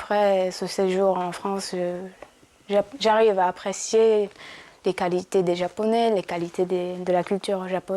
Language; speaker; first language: French; non-native, fluent; Japanese